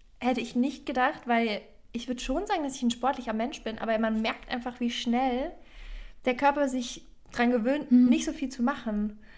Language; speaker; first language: German; native; German